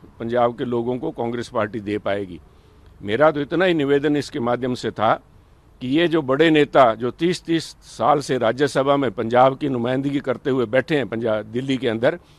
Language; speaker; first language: Hindi; non-native, local second language; Punjabi